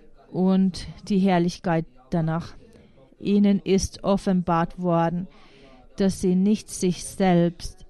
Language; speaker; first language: German; non-native, fluent; Finnish